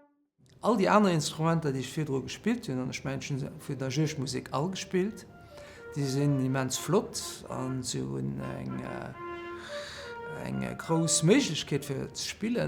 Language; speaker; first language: German; non-native, local second language; Luxembourgish